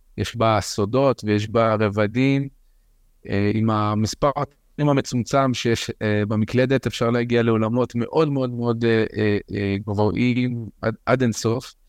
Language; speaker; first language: Hebrew; early bilingual, other home language; French